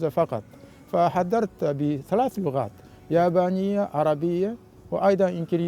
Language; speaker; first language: Arabic; non-native, fluent; Japanese